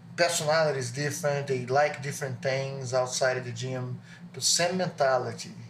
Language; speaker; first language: English; non-native, learner; Portuguese